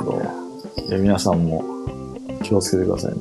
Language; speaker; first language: Japanese; native; Japanese